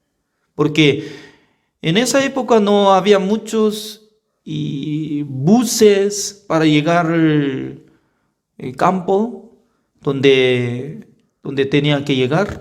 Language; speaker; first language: Spanish; non-native, fluent; Korean